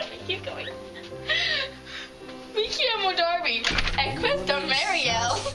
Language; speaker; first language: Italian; non-native, learner; English